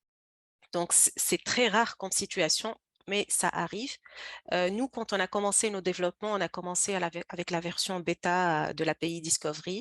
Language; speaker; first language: French; native; French